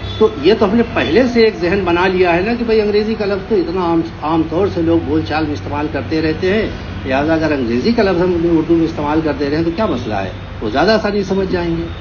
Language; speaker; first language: Urdu; native; Urdu